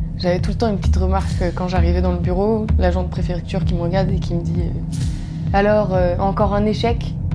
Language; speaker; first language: French; native; French